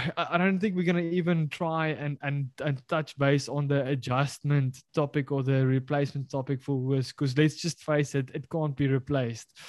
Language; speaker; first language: English; non-native, local second language; Afrikaans